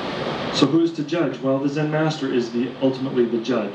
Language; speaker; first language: English; native; English